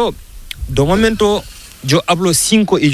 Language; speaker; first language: Spanish; non-native, learner; Fula